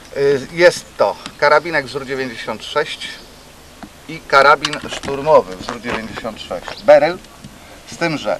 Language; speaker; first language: Polish; native; Polish